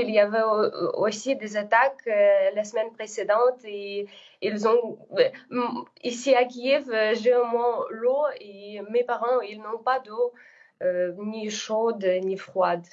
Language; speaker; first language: French; non-native, fluent; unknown